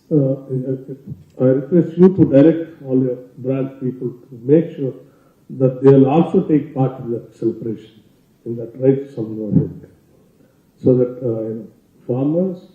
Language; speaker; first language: English; non-native, local second language; Telugu